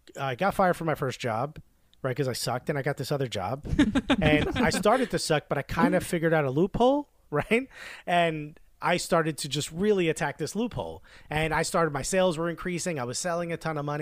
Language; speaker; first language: English; early bilingual, other home language; Spanish